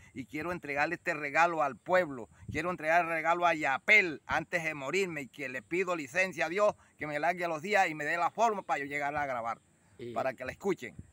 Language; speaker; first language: Spanish; native; Spanish